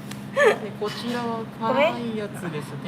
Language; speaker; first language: Japanese; native; Japanese